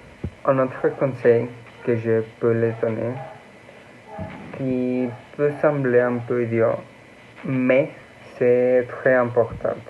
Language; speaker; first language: French; non-native, learner; Spanish